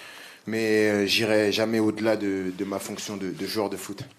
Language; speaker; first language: French; native; French